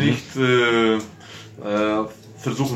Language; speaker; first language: German; non-native, fluent; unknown